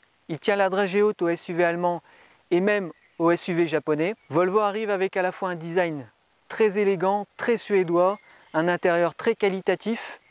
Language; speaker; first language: French; native; French